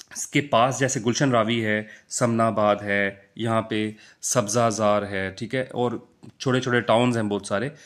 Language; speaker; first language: Urdu; non-native, local second language; Punjabi